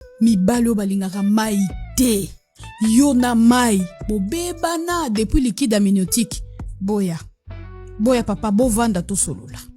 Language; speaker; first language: Lingala; native; Lingala